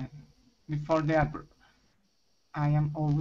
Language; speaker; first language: English; non-native, learner; Spanish